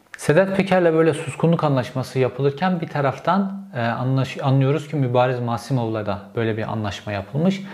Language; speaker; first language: Turkish; native; Turkish